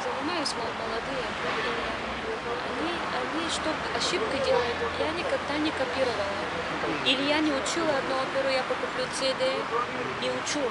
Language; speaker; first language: Russian; non-native, learner; Bulgarian